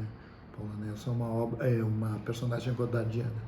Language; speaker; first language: Portuguese; native; Portuguese